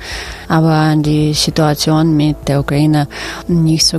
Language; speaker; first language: German; non-native, learner; Ukrainian